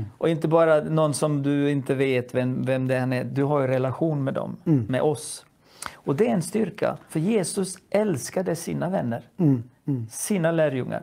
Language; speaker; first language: Swedish; non-native, fluent; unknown